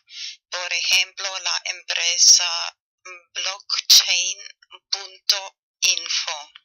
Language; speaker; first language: Spanish; non-native, learner; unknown